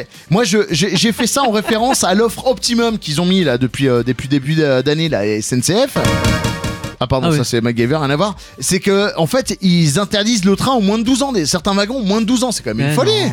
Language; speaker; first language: French; native; French